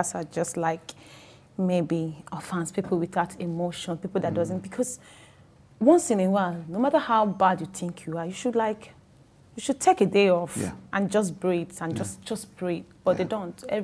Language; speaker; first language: English; non-native, local second language; Igbo